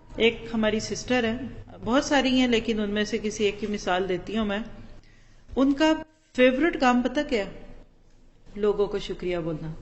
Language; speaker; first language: Urdu; non-native, local second language; Punjabi